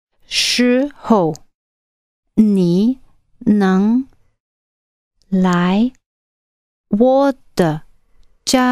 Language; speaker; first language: Chinese; non-native, learner; English